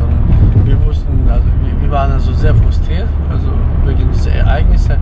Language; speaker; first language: German; non-native, fluent; Ukrainian